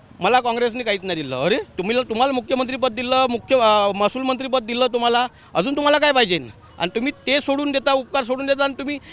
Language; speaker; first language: Marathi; native; Marathi